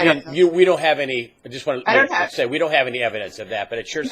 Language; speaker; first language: English; native; English